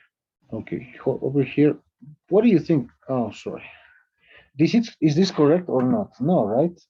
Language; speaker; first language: English; non-native, fluent; Spanish